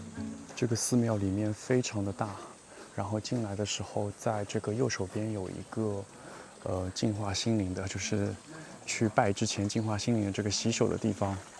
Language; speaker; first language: Chinese; native; Chinese